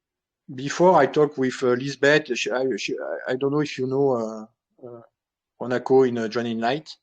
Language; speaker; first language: English; non-native, learner; French